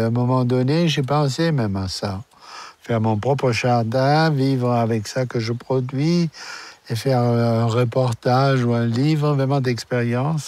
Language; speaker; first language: French; non-native, fluent; German